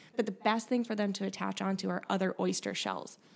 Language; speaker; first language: English; native; English